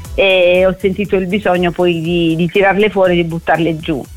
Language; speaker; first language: Italian; native; Italian